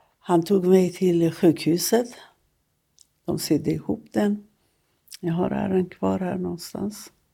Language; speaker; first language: Swedish; non-native, fluent; Persian